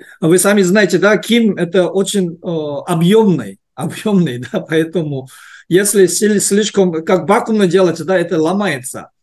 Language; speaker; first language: Russian; non-native, learner; Korean